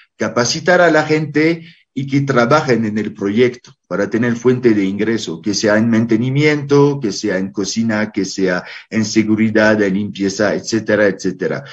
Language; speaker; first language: Spanish; non-native, fluent; French